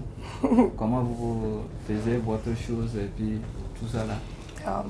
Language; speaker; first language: French; non-native, learner; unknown